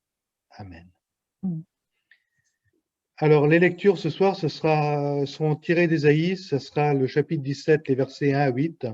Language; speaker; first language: French; native; French